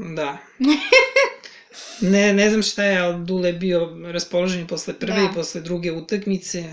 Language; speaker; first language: Serbian; native; Serbian